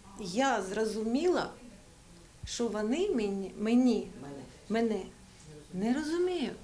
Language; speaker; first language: Ukrainian; non-native, learner; Russian